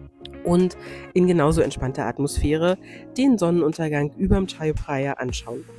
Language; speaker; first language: German; native; German